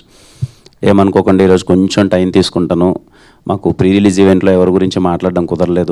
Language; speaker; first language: Telugu; native; Telugu